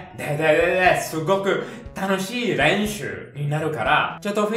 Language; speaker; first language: Japanese; non-native, fluent; Italian